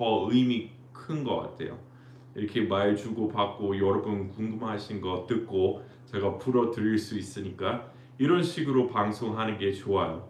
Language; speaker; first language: Korean; non-native, fluent; English